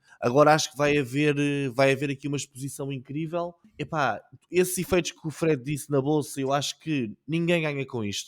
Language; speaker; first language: Portuguese; native; Portuguese